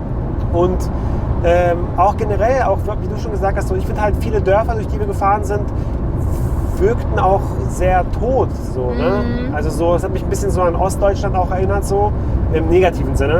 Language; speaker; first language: German; native; German